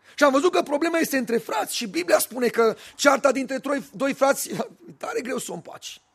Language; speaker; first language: Romanian; native; Romanian